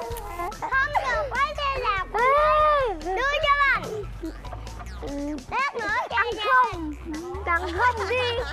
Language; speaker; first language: Vietnamese; native; Vietnamese